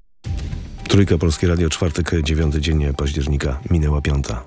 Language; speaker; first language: Polish; native; Polish